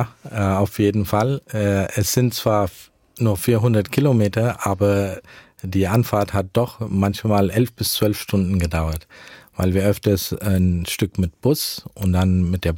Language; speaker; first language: German; early bilingual, heritage; German